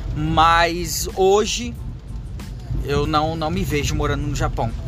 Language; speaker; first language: Portuguese; early bilingual, other home language; Japanese